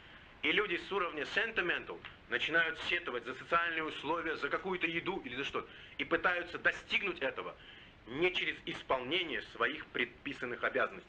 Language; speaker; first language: Russian; native; Russian